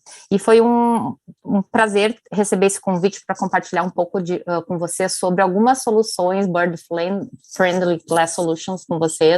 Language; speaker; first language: Portuguese; native; Portuguese